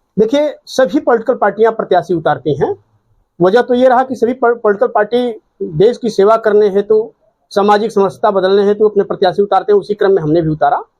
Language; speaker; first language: Hindi; native; Hindi